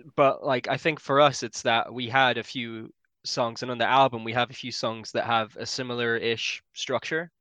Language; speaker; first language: English; native; English